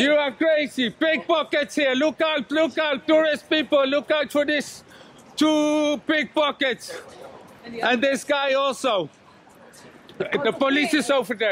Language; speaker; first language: English; non-native, learner; Dutch